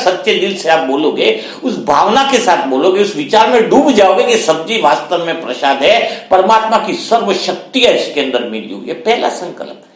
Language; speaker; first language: Hindi; non-native, local second language; Gujarati